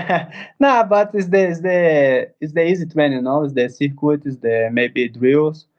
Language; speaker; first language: English; non-native, learner; Portuguese